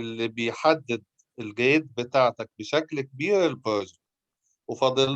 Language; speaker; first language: Arabic; native; Arabic